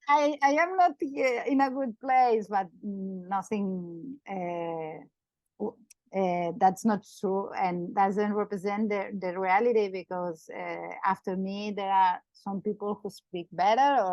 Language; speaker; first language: English; non-native, learner; Catalan